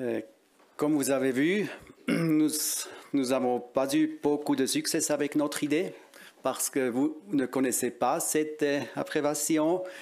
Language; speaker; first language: French; non-native, local second language; German